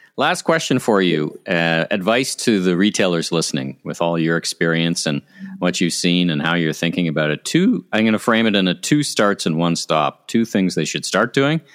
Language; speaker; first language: English; native; English